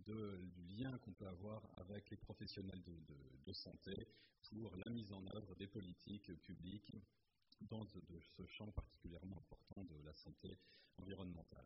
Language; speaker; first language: French; native; French